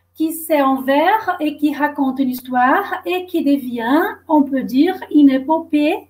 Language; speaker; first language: French; non-native, fluent; Portuguese